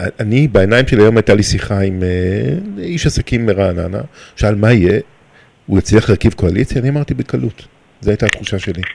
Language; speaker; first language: Hebrew; native; Hebrew